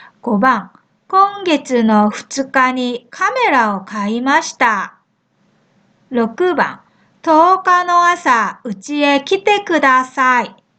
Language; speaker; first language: Japanese; non-native, fluent; Korean